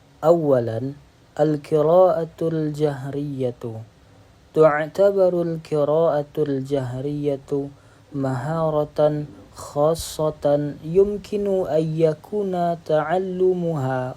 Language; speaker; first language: Arabic; non-native, learner; Indonesian